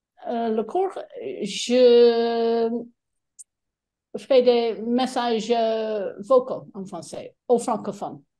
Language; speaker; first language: French; non-native, fluent; English